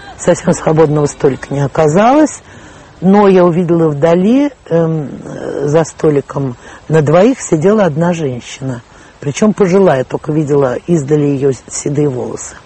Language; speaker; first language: Russian; native; Russian